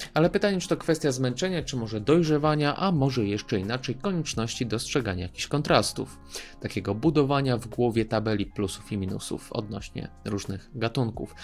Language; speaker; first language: Polish; native; Polish